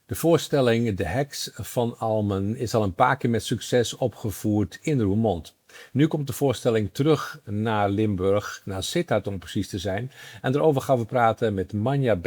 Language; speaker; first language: Dutch; native; Dutch